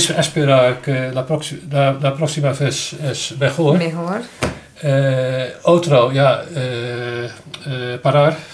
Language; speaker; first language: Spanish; non-native, learner; Portuguese